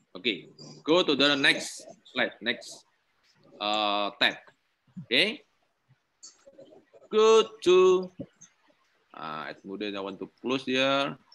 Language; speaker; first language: English; non-native, learner; Indonesian